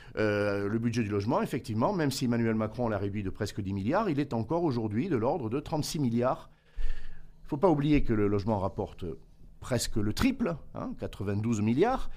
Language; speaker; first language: French; native; French